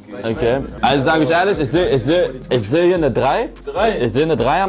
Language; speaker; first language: German; native; German